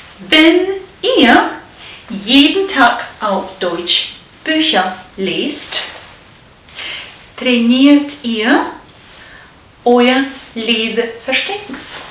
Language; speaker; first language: German; non-native, fluent; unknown